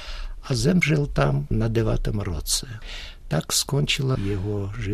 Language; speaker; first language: Czech; early bilingual, heritage; Russian